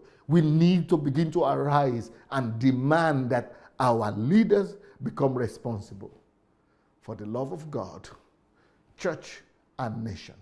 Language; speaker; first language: English; non-native, local second language; Yoruba